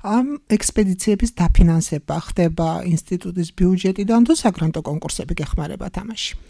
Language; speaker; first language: Georgian; native; Georgian